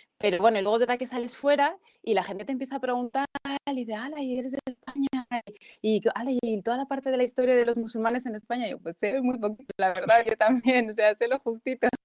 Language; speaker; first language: Spanish; early bilingual, other home language; Arabic